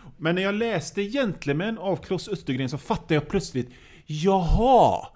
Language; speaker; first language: Swedish; native; Swedish